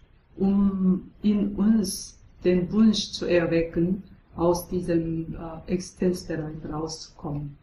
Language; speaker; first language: German; non-native, fluent; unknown